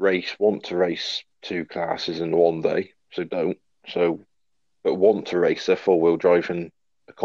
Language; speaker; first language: English; native; English